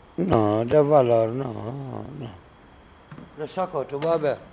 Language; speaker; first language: Spanish; non-native, learner; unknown